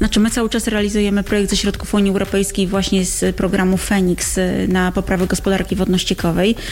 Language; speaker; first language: Polish; native; Polish